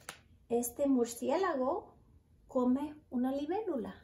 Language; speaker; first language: Spanish; early bilingual, heritage; Spanish